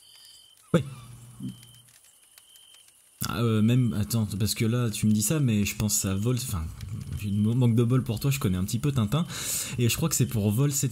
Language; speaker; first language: French; native; French